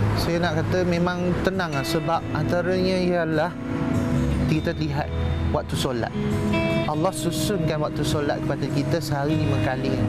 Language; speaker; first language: Malay; non-native, local second language; Chinese